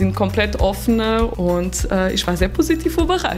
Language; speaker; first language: German; non-native, fluent; Portuguese